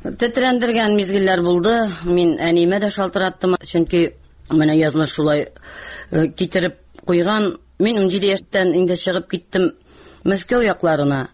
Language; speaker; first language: Tatar; native; Tatar